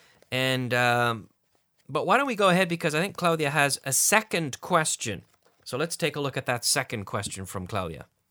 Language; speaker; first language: English; native; English